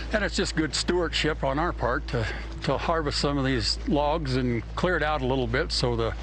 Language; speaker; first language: English; native; English